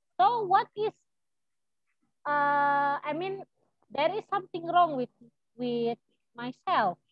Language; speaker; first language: English; non-native, learner; Indonesian